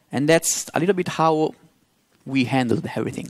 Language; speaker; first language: English; non-native, fluent; Italian